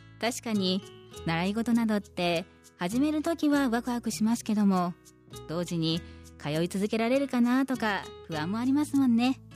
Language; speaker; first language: Japanese; native; Japanese